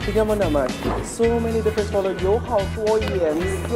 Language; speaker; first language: English; non-native, local second language; Filipino